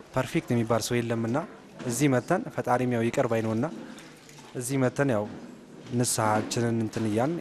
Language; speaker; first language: Amharic; native; Amharic